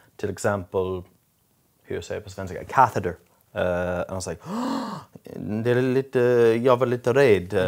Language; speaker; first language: Swedish; non-native, fluent; English